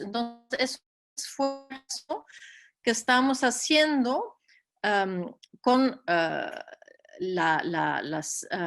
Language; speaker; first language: Spanish; non-native, fluent; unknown